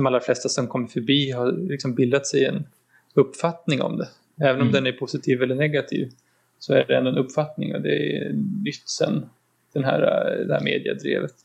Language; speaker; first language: Swedish; native; Swedish